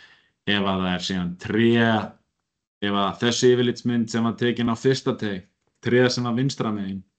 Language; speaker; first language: Icelandic; native; Icelandic